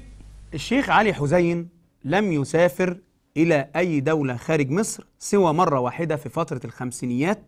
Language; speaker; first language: Arabic; native; Arabic